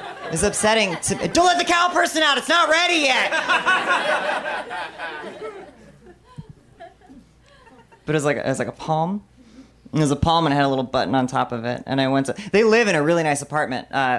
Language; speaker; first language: English; native; English